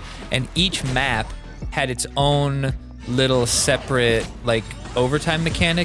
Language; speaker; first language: English; native; English